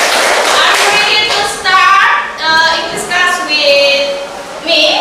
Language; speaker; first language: English; non-native, learner; Indonesian